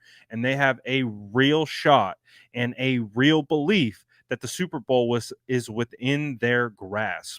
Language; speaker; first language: English; native; English